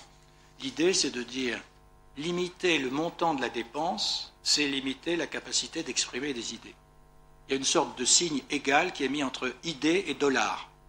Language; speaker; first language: French; native; French